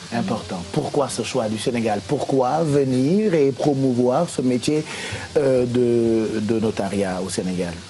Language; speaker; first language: French; non-native, local second language; Wolof